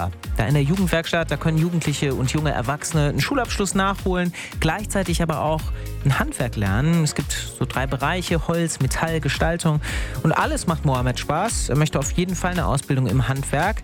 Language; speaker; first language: German; native; German